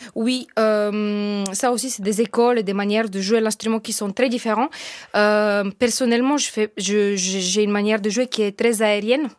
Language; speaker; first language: French; non-native, fluent; Bulgarian